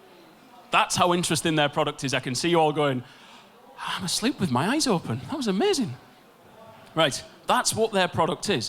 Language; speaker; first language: English; native; English